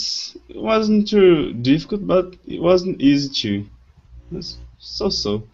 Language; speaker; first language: English; non-native, learner; Portuguese